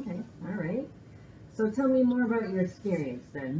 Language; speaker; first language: English; native; English